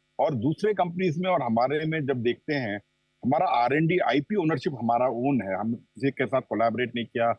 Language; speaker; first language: Hindi; non-native, local second language; Telugu